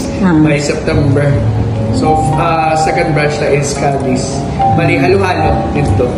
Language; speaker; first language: Filipino; non-native, local second language; Hiligaynon